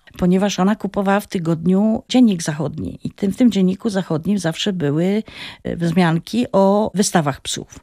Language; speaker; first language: Polish; native; Polish